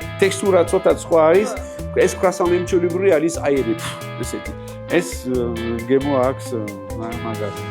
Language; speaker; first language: Georgian; non-native, learner; French